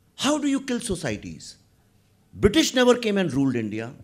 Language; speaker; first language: English; non-native, local second language; Hindi